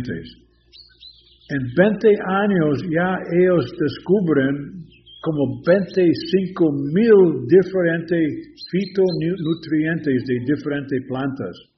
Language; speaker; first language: Spanish; non-native, learner; English